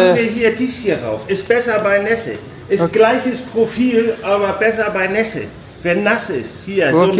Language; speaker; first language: German; native; German